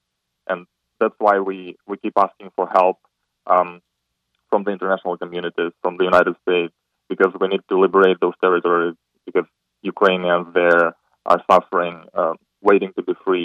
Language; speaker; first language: English; non-native, fluent; Ukrainian